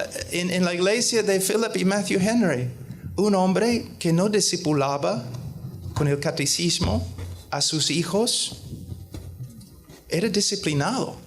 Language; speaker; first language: Spanish; non-native, fluent; English